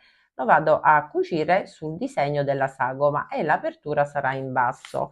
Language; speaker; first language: Italian; native; Italian